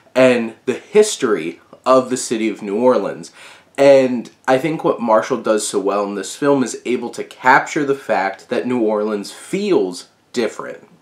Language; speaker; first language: English; native; English